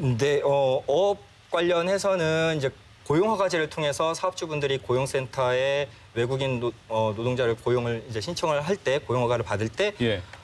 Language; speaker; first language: Korean; native; Korean